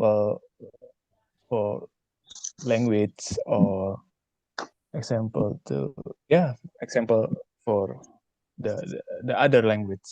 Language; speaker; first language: English; non-native, learner; Indonesian